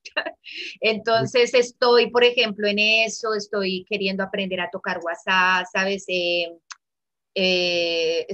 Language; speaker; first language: Spanish; early bilingual, heritage; Italian